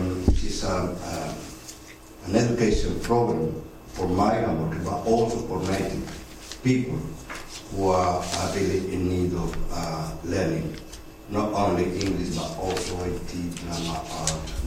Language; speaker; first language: English; non-native, fluent; Spanish